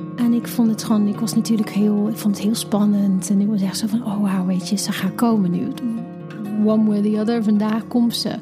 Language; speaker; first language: Dutch; non-native, fluent; English